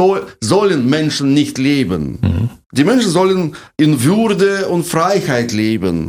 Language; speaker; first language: German; non-native, fluent; Russian